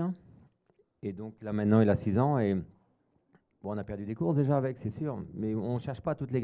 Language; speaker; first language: French; native; French